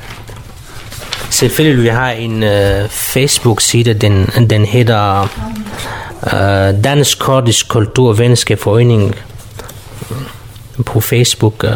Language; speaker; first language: Danish; non-native, learner; Kurdish